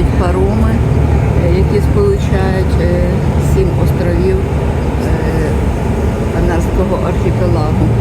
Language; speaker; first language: Ukrainian; native; Ukrainian